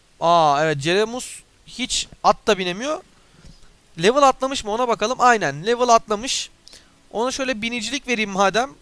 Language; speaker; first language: Turkish; native; Turkish